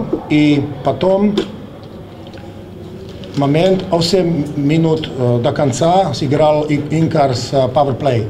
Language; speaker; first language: Russian; non-native, learner; Slovak